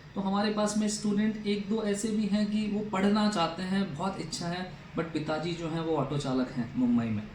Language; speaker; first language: Hindi; native; Hindi